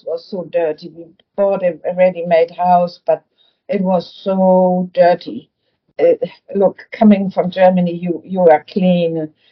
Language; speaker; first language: English; non-native, fluent; German